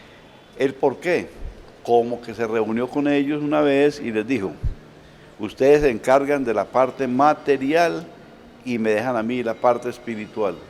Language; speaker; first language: Spanish; native; Spanish